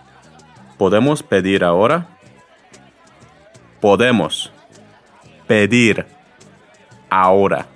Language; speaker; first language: Spanish; non-native, fluent; English